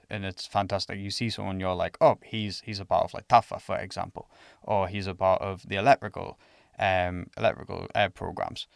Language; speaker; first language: English; native; English